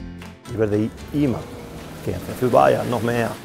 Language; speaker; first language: German; non-native, fluent; Spanish